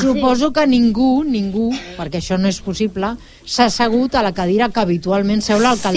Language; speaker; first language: Catalan; native; Catalan